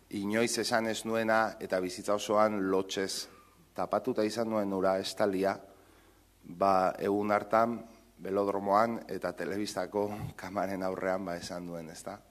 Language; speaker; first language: Basque; non-native, local second language; Spanish